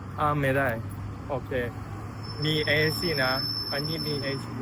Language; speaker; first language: Thai; non-native, learner; Japanese